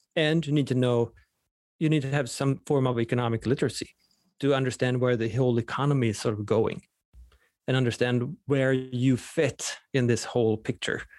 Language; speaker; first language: English; non-native, fluent; Swedish